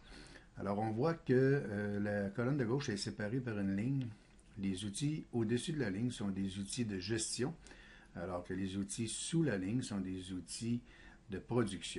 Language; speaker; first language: French; native; French